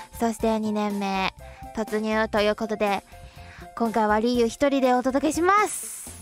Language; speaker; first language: Japanese; non-native, fluent; Chinese